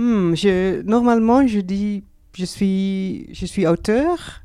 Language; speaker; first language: French; non-native, learner; Dutch